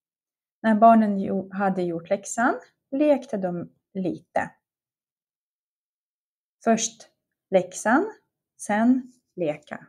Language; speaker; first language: Swedish; non-native, fluent; Russian